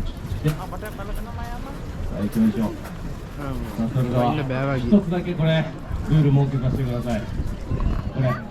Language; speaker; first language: Japanese; native; Japanese